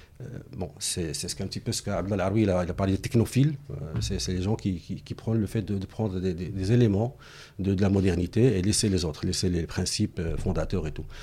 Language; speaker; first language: French; non-native, local second language; Arabic